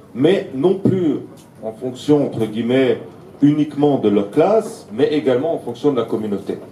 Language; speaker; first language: French; non-native, fluent; Arabic